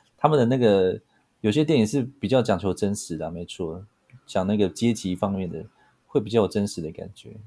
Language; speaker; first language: Chinese; native; Chinese